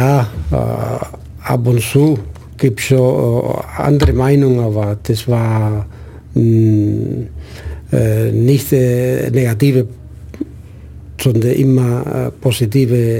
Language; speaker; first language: German; non-native, fluent; Spanish